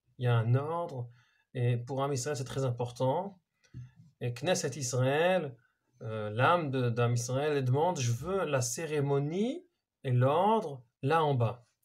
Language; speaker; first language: French; non-native, fluent; Hebrew